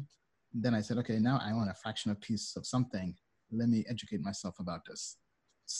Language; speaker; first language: English; native; English